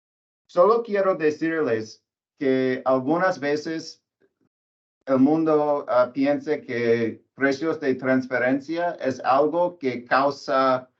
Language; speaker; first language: Spanish; non-native, learner; English